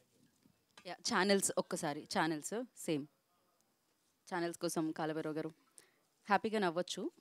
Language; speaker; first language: Telugu; native; Telugu